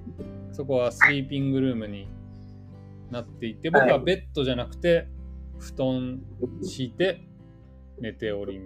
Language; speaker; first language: Japanese; native; Japanese